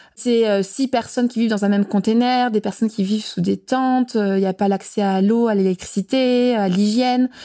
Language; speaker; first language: French; native; French